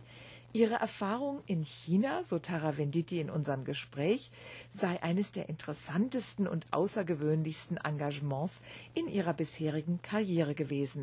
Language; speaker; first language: German; native; German